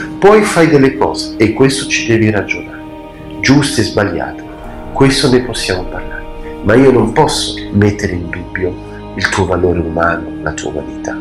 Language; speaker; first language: Italian; non-native, fluent; French